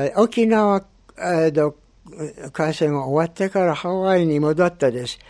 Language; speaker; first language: Japanese; non-native, fluent; English